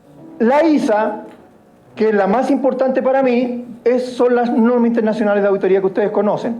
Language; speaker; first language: Spanish; native; Spanish